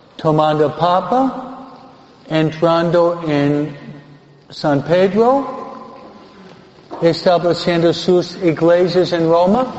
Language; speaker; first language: Spanish; non-native, fluent; English